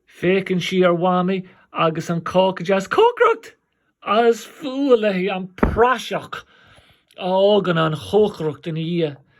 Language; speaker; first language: Irish; native; Irish